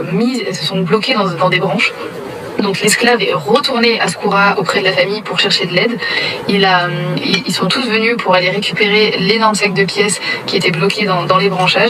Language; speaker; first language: French; native; French